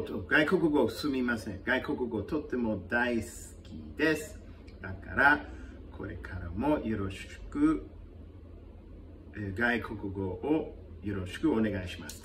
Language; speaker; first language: Japanese; non-native, fluent; English